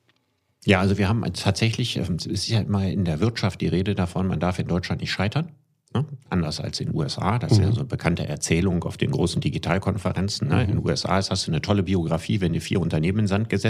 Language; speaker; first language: German; native; German